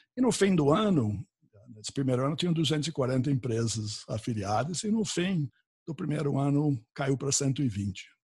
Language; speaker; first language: Portuguese; non-native, fluent; English